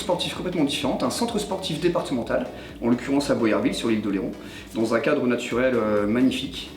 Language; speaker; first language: French; native; French